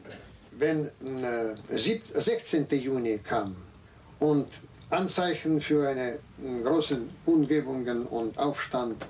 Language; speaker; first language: German; non-native, fluent; Russian